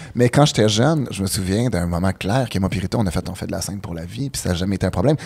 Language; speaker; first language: French; native; French